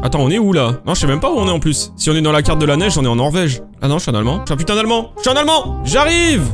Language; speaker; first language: French; native; French